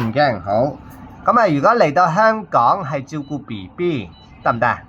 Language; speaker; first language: Cantonese; native; Cantonese